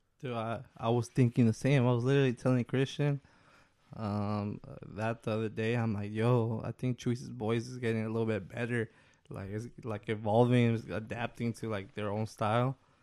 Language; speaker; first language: English; early bilingual, other home language; Spanish